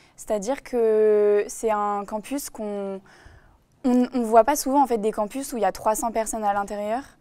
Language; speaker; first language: French; native; French